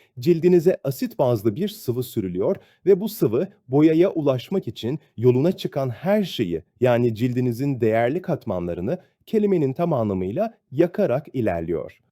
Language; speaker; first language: Turkish; native; Turkish